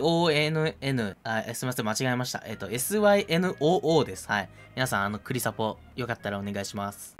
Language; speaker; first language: Japanese; native; Japanese